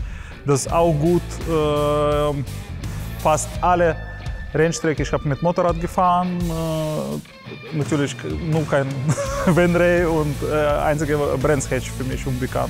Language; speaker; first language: German; non-native, learner; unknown